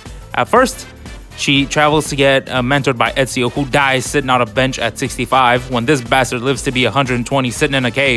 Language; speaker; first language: English; native; English